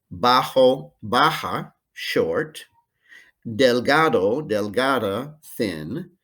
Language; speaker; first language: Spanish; non-native, fluent; English